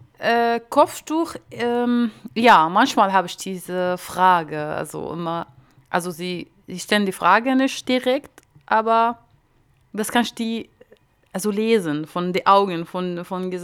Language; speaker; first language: German; non-native, fluent; Arabic